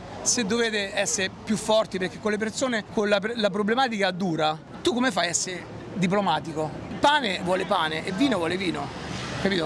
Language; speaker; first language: Italian; native; Italian